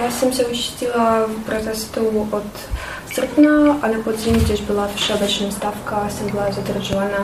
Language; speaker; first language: Czech; non-native, learner; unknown